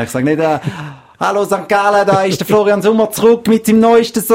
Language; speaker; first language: German; native; German